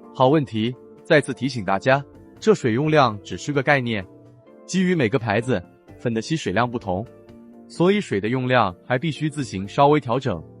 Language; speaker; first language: Chinese; native; Chinese